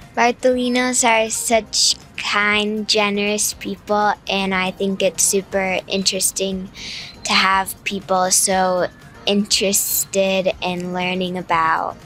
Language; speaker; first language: English; native; English